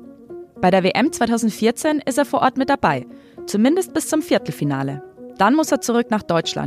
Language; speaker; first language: German; native; German